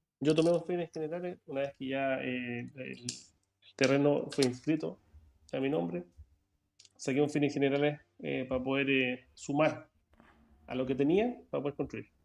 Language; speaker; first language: Spanish; native; Spanish